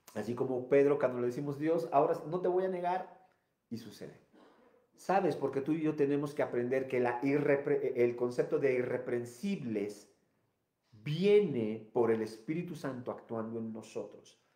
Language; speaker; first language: Spanish; native; Spanish